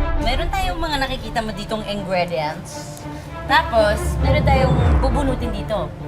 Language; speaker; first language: Filipino; native; Filipino